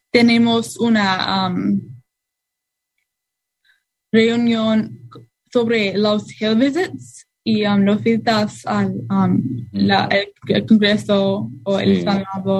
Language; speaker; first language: Spanish; non-native, learner; English